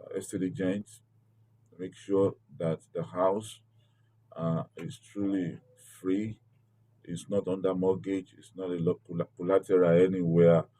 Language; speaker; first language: English; non-native, local second language; Yoruba